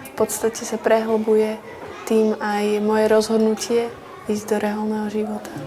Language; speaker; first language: Slovak; early bilingual, heritage; Slovak